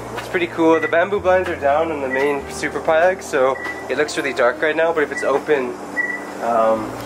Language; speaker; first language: English; native; English